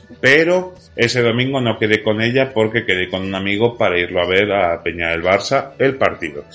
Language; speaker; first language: Spanish; native; Spanish